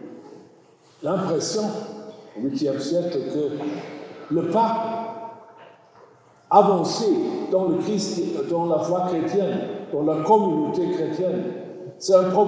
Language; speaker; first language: French; non-native, learner; German